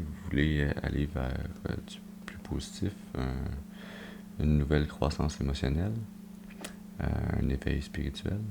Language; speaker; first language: French; native; French